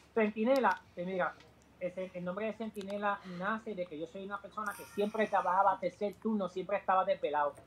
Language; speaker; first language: Spanish; native; Spanish